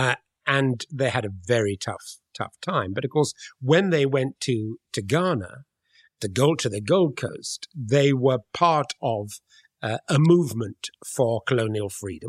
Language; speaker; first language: English; native; English